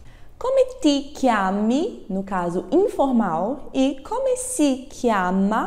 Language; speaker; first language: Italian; non-native, fluent; Portuguese